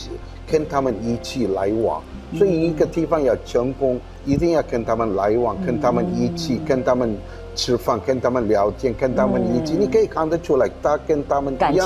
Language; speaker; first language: Chinese; non-native, fluent; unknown